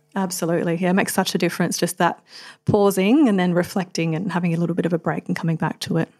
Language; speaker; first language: English; native; English